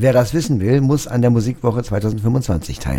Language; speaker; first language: German; native; German